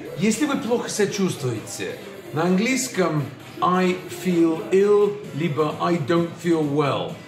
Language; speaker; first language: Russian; non-native, fluent; English